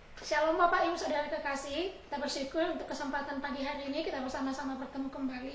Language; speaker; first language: Indonesian; native; Indonesian